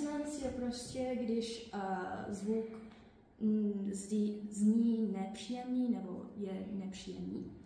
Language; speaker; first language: Czech; non-native, learner; English